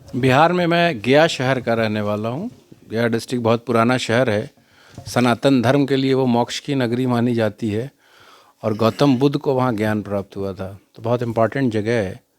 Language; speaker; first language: Hindi; native; Hindi